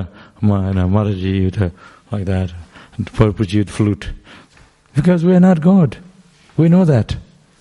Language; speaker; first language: English; non-native, local second language; Bangla